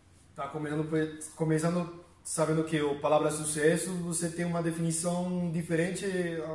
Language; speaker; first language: Portuguese; non-native, fluent; Spanish